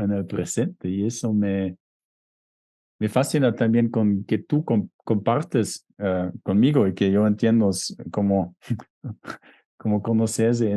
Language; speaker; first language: Spanish; non-native, fluent; German